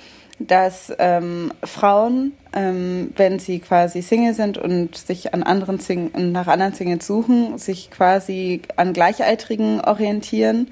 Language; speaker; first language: German; native; German